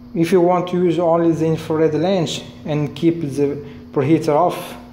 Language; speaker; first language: English; non-native, learner; Italian